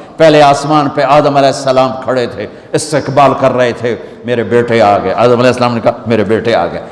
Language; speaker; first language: Urdu; non-native, local second language; Punjabi